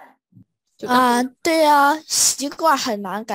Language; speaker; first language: Chinese; non-native, fluent; Vietnamese